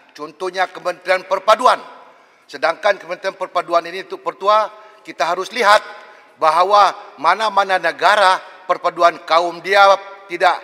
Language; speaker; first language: Malay; native; Malay